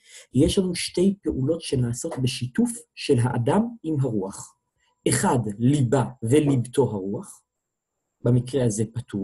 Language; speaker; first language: Hebrew; native; Hebrew